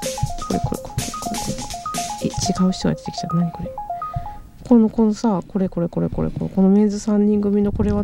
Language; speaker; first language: Japanese; native; Japanese